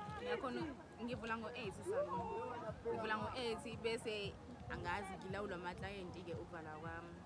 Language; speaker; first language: Zulu; native; Zulu